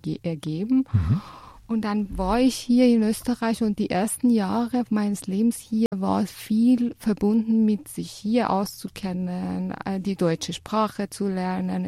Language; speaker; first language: German; non-native, fluent; Persian